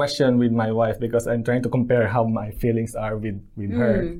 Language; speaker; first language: English; non-native, local second language; Filipino